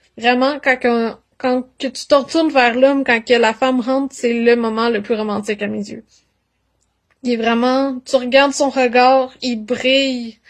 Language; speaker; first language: French; native; French